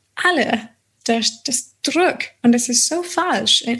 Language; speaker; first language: German; non-native, fluent; English